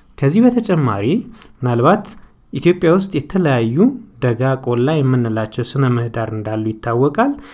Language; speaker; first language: Amharic; native; Amharic